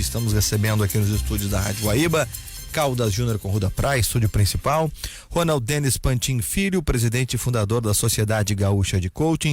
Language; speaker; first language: Portuguese; native; Portuguese